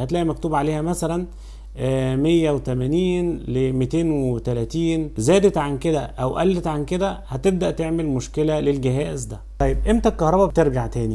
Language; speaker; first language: Arabic; native; Arabic